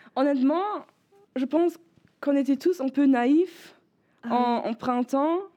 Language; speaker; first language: French; non-native, fluent; German